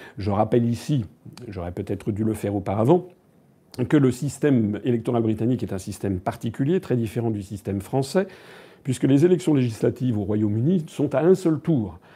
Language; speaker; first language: French; native; French